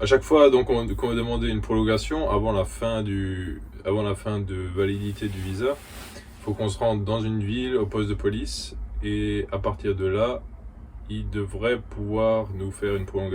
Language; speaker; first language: French; native; French